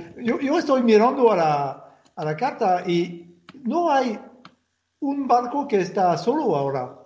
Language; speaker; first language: Spanish; non-native, fluent; French